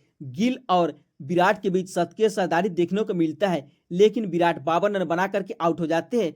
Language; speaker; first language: Hindi; native; Hindi